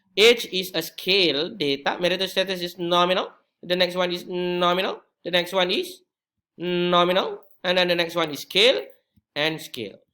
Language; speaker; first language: English; non-native, local second language; Malay